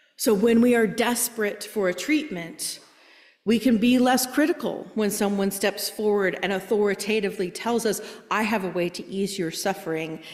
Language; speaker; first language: English; native; English